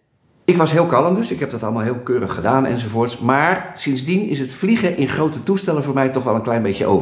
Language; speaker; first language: Dutch; native; Dutch